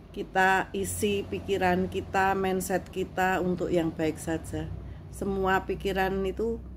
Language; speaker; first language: Indonesian; non-native, local second language; Javanese